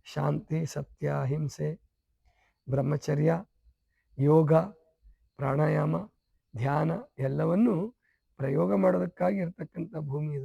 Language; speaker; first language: Kannada; native; Kannada